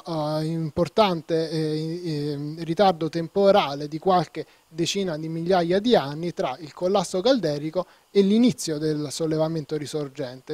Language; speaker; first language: Italian; native; Italian